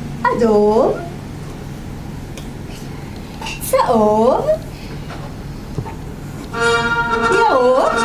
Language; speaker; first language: Hebrew; native; Hebrew